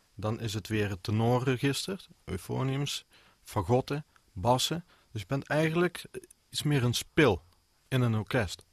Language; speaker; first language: Dutch; native; Dutch